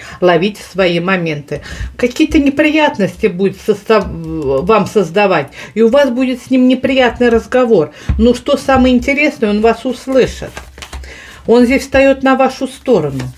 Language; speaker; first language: Russian; native; Russian